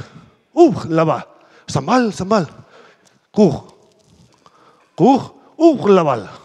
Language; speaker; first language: French; non-native, fluent; Spanish